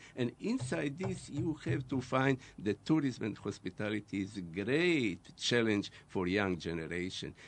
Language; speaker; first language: English; non-native, fluent; Croatian